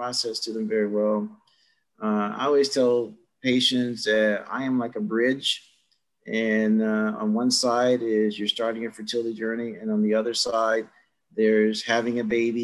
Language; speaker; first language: English; native; English